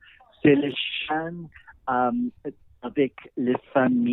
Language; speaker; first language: French; non-native, learner; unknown